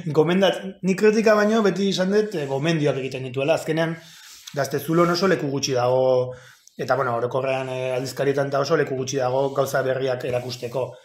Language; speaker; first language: Basque; non-native, local second language; Spanish